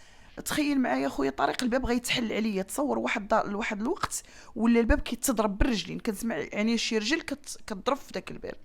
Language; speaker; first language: Arabic; native; Arabic